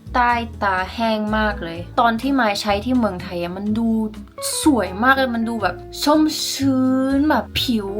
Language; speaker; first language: Thai; early bilingual, heritage; Thai